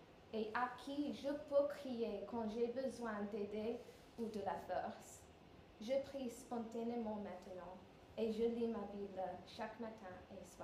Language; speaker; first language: French; non-native, learner; English